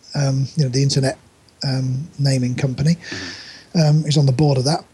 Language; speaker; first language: English; native; English